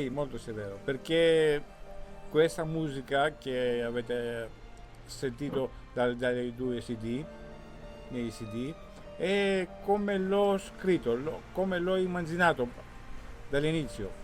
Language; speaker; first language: Italian; non-native, fluent; Greek